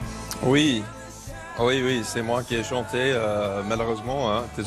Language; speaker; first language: French; non-native, learner; English